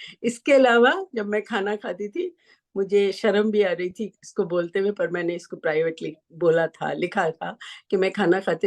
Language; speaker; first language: Hindi; native; Hindi